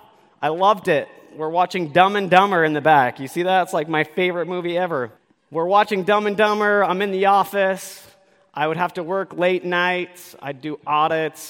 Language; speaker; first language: English; native; English